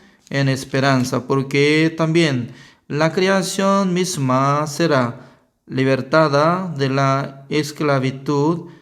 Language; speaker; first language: Spanish; non-native, learner; Korean